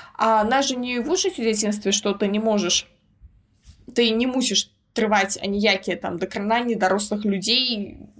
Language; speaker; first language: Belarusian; non-native, local second language; Russian